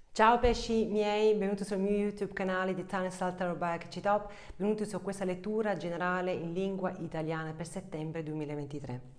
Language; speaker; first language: Italian; early bilingual, heritage; Italian